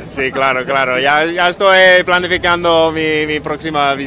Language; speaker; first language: Spanish; non-native, fluent; English